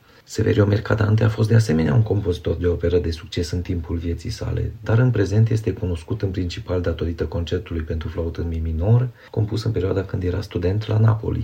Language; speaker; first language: Romanian; native; Romanian